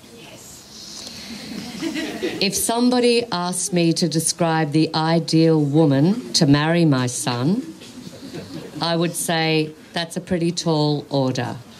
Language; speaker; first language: English; native; English